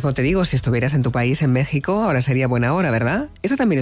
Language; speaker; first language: Spanish; native; Spanish